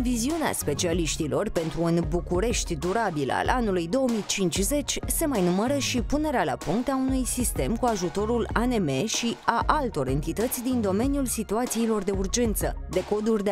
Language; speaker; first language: Romanian; native; Romanian